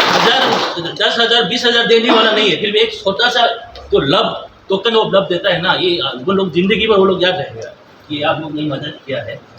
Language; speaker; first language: Hindi; non-native, local second language; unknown